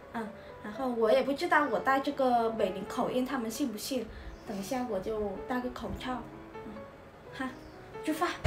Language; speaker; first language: Chinese; non-native, fluent; Vietnamese